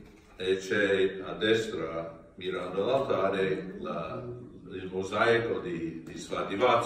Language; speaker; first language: Italian; non-native, learner; English